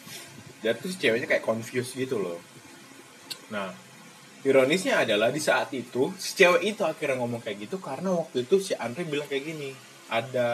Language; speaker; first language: Indonesian; native; Indonesian